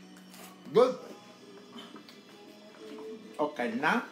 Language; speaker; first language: English; non-native, local second language; Italian